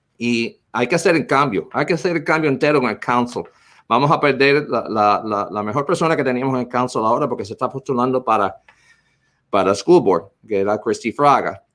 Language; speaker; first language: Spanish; early bilingual, heritage; Spanish